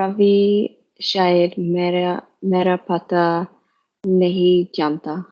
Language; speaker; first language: Hindi; non-native, learner; English